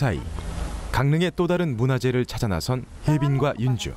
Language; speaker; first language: Korean; native; Korean